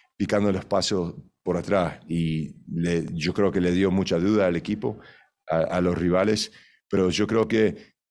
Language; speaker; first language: Spanish; early bilingual, heritage; Spanish